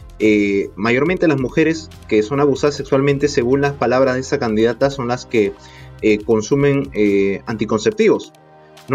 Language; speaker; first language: Spanish; native; Spanish